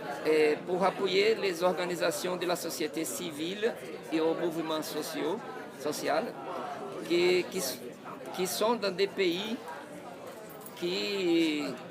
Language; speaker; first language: French; non-native, fluent; Portuguese